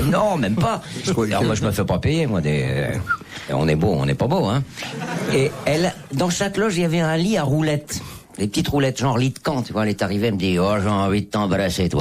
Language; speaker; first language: French; native; French